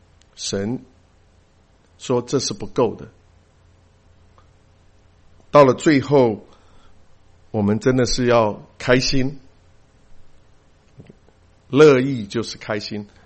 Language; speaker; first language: Chinese; native; Chinese